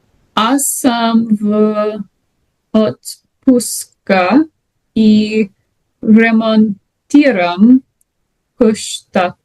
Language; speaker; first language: Bulgarian; non-native, learner; English